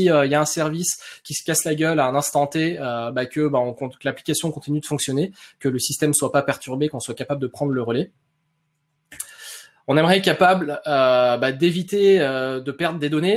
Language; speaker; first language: French; native; French